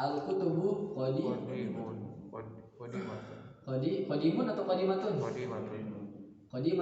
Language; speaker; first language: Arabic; non-native, fluent; Indonesian